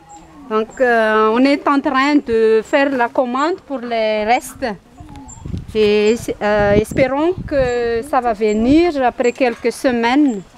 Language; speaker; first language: French; non-native, local second language; Malagasy